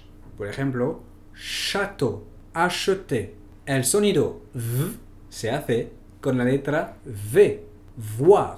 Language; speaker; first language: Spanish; non-native, fluent; French